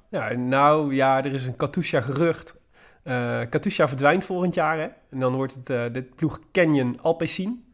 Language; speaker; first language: Dutch; native; Dutch